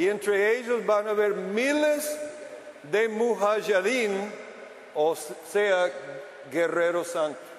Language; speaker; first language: Spanish; non-native, fluent; English